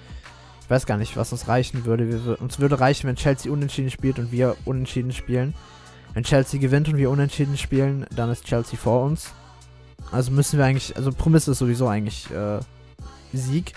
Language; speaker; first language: German; native; German